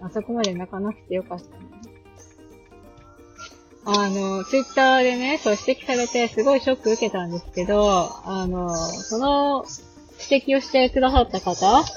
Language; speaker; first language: Japanese; native; Japanese